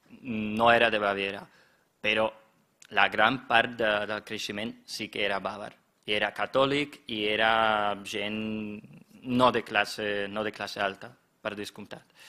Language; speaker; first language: Catalan; non-native, fluent; German